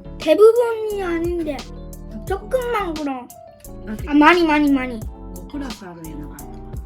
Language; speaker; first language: Korean; early bilingual, heritage; Japanese